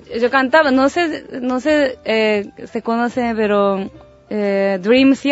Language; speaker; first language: Spanish; non-native, learner; Japanese